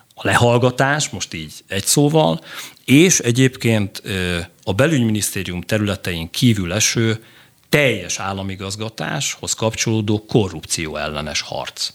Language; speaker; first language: Hungarian; native; Hungarian